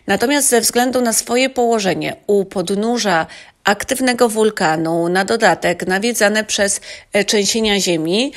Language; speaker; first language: Polish; native; Polish